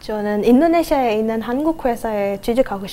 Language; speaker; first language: Korean; non-native, fluent; Indonesian